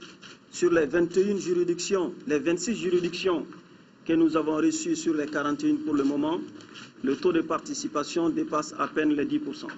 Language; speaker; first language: French; non-native, local second language; Bambara